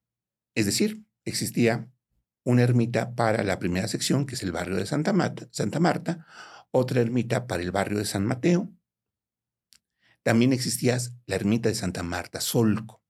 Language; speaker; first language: Spanish; native; Spanish